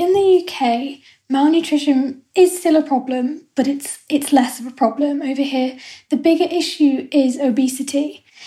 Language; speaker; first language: English; native; English